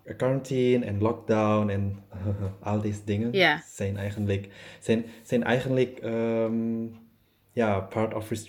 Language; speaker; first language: Dutch; non-native, learner; German